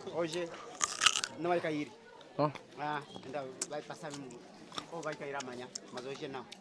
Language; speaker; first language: Portuguese; non-native, learner; Vietnamese